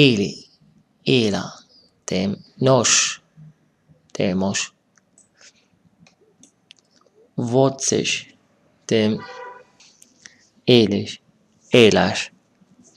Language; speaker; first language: Portuguese; non-native, fluent; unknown